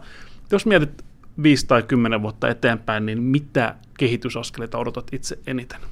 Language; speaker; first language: Finnish; native; Finnish